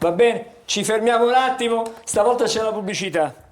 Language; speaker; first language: Italian; native; Italian